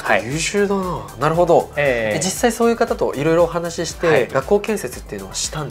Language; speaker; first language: Japanese; native; Japanese